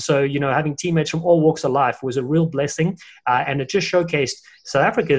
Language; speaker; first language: English; native; English